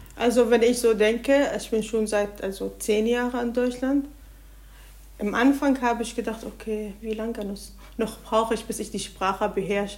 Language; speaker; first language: German; non-native, learner; Arabic